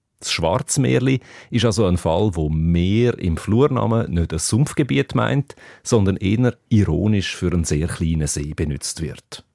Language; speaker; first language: German; native; German